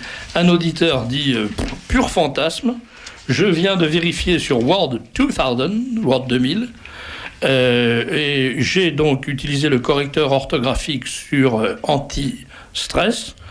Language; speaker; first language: French; native; French